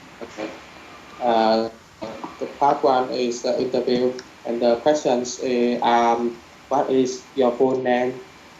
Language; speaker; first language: English; non-native, learner; Vietnamese